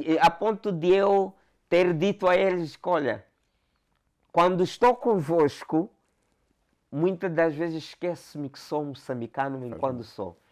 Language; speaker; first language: Portuguese; non-native, local second language; Makhuwa